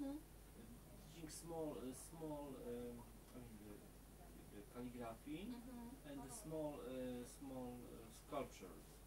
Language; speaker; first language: English; non-native, learner; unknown